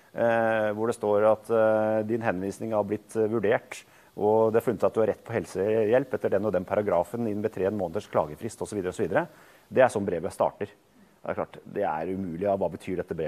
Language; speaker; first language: Norwegian; native; Norwegian